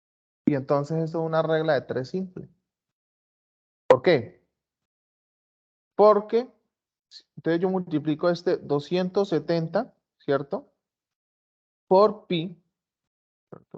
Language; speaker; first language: Spanish; native; Spanish